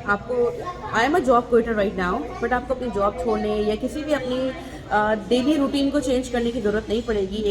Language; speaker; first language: Urdu; native; Urdu